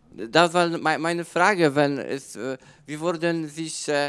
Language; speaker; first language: German; non-native, learner; Polish